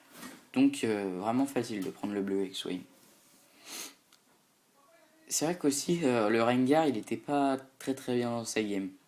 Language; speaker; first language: French; native; French